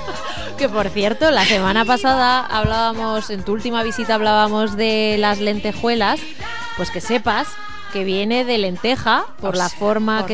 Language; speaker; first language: Spanish; native; Spanish